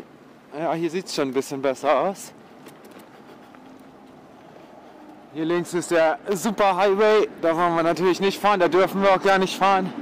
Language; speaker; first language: German; native; German